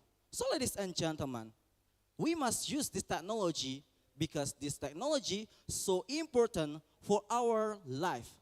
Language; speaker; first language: English; non-native, learner; Indonesian